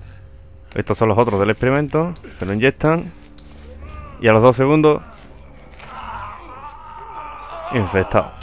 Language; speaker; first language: Spanish; native; Spanish